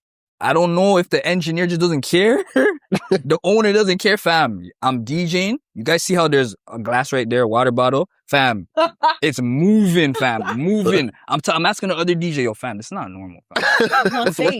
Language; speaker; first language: English; native; English